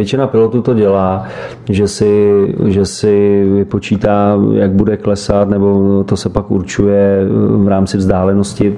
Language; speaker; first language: Czech; native; Czech